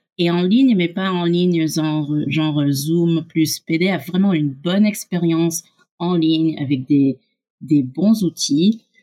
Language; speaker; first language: French; early bilingual, heritage; English